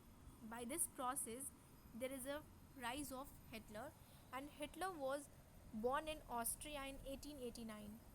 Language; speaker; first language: English; non-native, local second language; Hindi